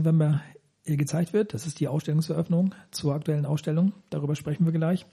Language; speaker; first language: German; native; German